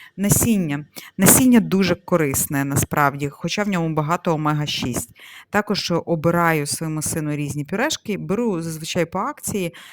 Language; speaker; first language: Ukrainian; non-native, local second language; Russian